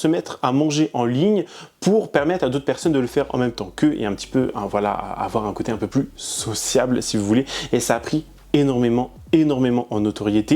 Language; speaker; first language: French; native; French